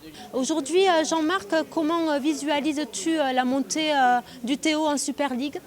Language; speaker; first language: French; native; French